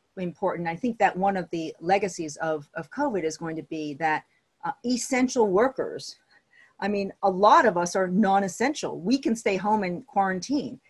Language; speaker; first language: English; native; English